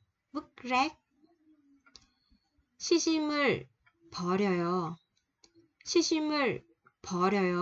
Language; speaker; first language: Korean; non-native, fluent; Vietnamese